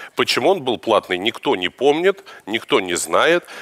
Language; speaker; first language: Russian; native; Russian